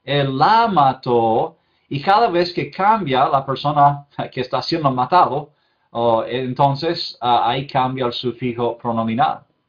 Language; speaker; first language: Spanish; non-native, fluent; English